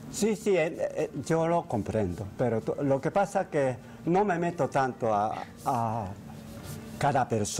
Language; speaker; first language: Spanish; non-native, fluent; Japanese